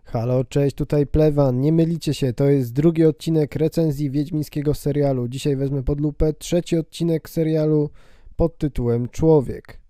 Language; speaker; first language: Polish; native; Polish